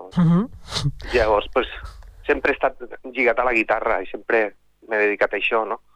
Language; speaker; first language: Catalan; non-native, local second language; Spanish